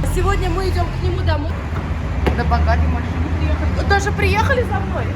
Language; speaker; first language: Russian; native; Russian